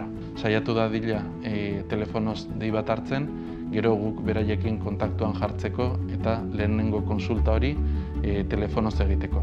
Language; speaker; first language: Basque; native; Basque